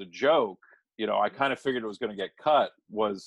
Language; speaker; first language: English; native; English